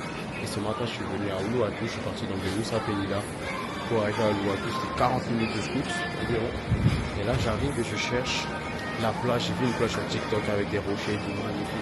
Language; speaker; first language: French; native; French